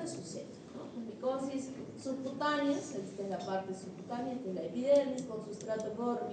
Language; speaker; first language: Spanish; native; Spanish